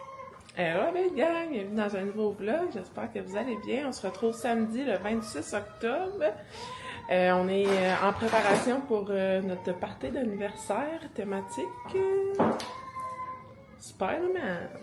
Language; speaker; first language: French; native; French